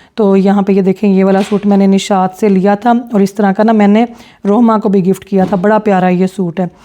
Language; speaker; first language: Urdu; non-native, local second language; Punjabi